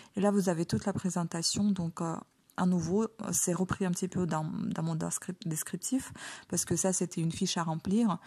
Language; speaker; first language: French; non-native, fluent; Ukrainian